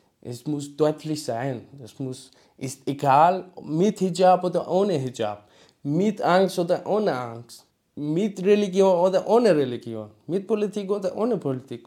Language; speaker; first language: German; non-native, learner; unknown